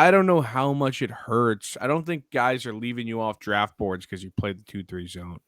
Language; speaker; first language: English; native; English